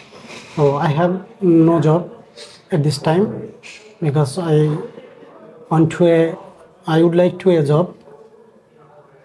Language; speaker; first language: English; non-native, learner; Bangla